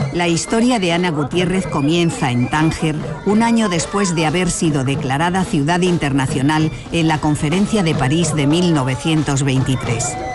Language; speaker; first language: Spanish; native; Spanish